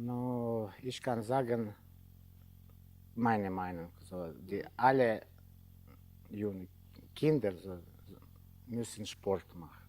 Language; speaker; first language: German; non-native, learner; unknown